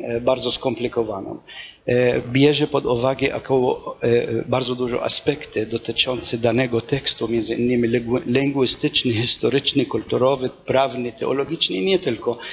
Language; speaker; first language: Polish; non-native, fluent; Arabic